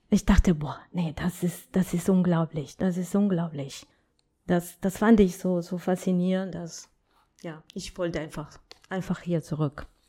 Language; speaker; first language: German; non-native, fluent; Spanish